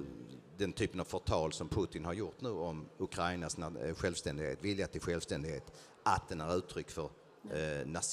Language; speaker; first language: Swedish; native; Swedish